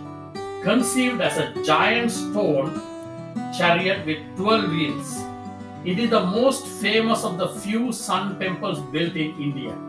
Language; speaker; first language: English; non-native, local second language; Tamil